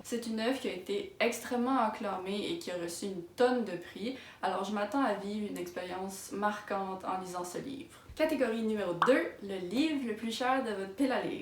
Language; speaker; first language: French; native; French